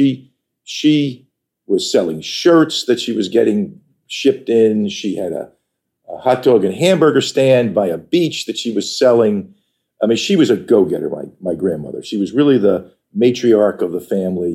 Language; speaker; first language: English; native; English